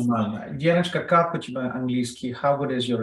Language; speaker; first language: Russian; non-native, fluent; Telugu